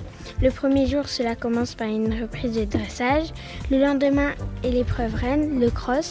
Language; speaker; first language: French; native; French